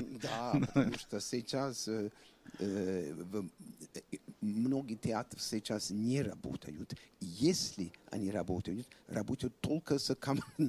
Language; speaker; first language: Russian; non-native, fluent; English